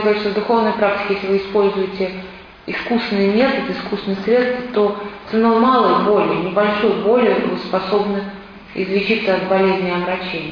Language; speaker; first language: Russian; native; Russian